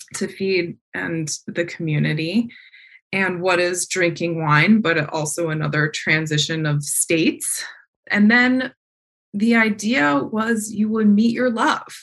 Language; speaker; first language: English; native; English